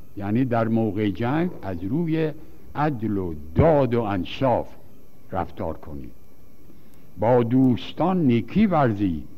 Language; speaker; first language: Persian; native; Persian